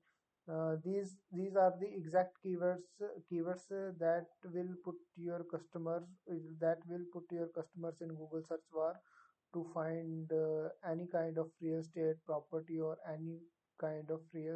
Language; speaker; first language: English; non-native, local second language; Punjabi